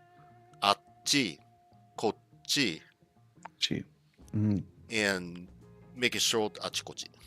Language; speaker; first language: Japanese; non-native, learner; English